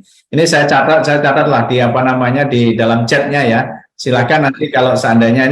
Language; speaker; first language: Indonesian; native; Indonesian